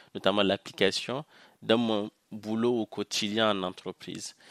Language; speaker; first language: French; non-native, local second language; Hausa